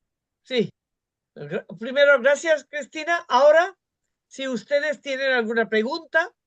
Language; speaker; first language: Spanish; non-native, fluent; Bangla